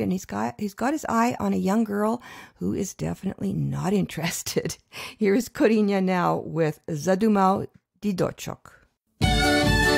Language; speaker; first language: English; native; English